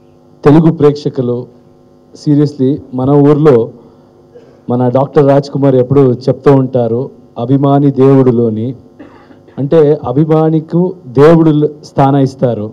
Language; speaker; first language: Telugu; non-native, learner; Kannada